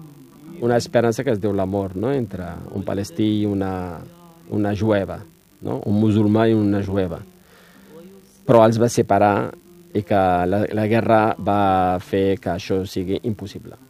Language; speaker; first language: Catalan; non-native, fluent; Riffian